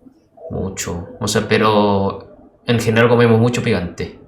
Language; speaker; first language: Spanish; non-native, fluent; Indonesian